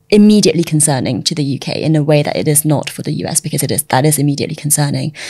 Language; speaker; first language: English; early bilingual, other home language; Chinese